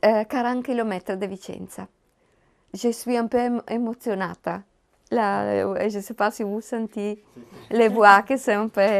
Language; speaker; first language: French; non-native, learner; Italian